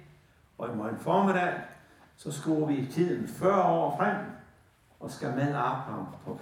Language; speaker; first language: Danish; native; Danish